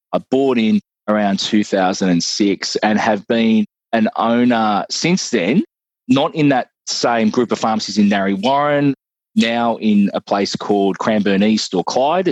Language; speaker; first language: English; native; English